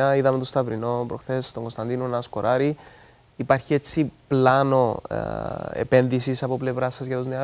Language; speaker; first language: Greek; native; Greek